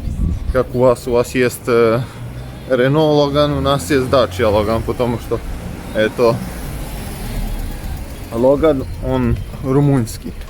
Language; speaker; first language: Russian; non-native, fluent; Serbian